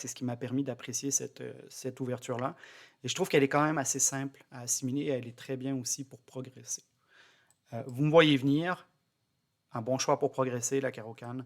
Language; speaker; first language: French; native; French